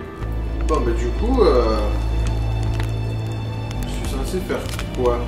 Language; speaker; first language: French; native; French